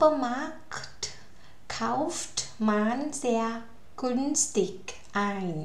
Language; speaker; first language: German; non-native, learner; Thai